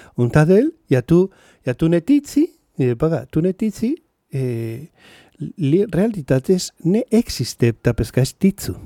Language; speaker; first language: Latvian; non-native, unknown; Spanish